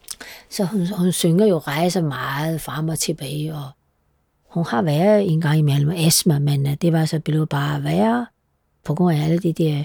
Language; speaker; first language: Danish; non-native, fluent; Chinese